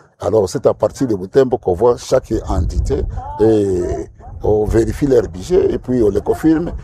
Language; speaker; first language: French; non-native, local second language; Nande